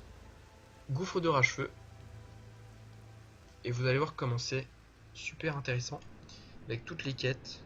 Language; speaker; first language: French; native; French